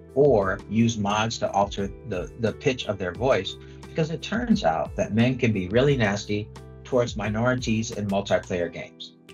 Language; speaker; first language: English; native; English